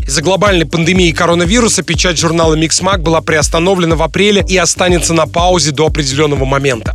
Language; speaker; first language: Russian; native; Russian